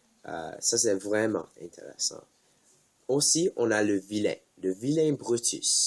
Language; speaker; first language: French; non-native, learner; English